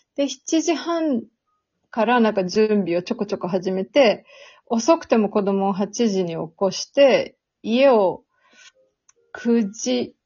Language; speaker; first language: Japanese; early bilingual, heritage; Serbian